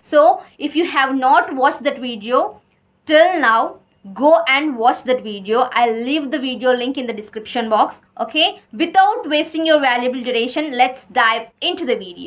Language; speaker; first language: English; non-native, learner; Kannada